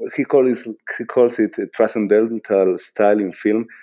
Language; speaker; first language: English; non-native, fluent; Spanish